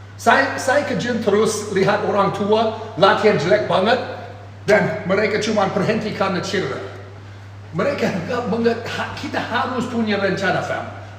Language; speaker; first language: Indonesian; non-native, fluent; English